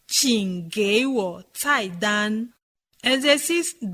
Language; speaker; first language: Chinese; non-native, learner; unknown